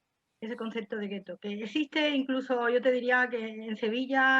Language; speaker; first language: Spanish; native; Spanish